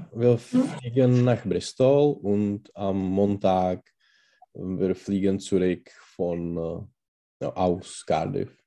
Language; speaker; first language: German; non-native, learner; Czech